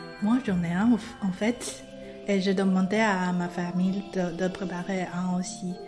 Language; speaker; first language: French; non-native, fluent; Chinese